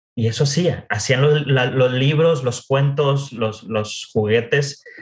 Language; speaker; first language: Spanish; native; Spanish